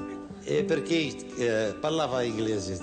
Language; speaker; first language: Italian; non-native, fluent; Portuguese